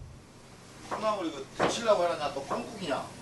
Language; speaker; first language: Korean; native; Korean